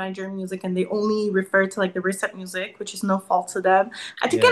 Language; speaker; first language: English; native; English